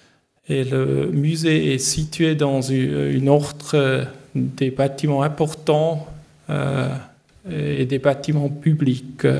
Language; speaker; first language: French; non-native, learner; German